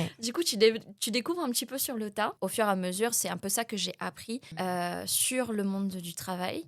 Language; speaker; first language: French; early bilingual, other home language; Vietnamese